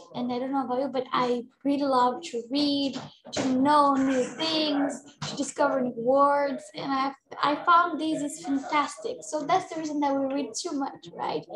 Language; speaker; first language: English; non-native, fluent; Portuguese